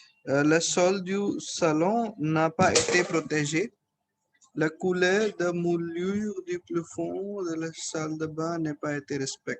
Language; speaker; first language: French; non-native, fluent; Hindi